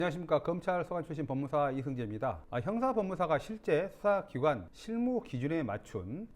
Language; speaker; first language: Korean; native; Korean